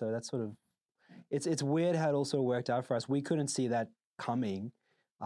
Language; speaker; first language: English; native; English